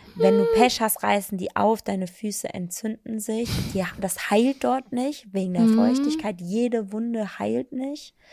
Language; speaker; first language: German; native; German